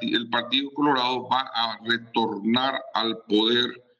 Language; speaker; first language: Spanish; native; Spanish